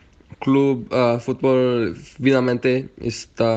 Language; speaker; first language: Spanish; non-native, fluent; English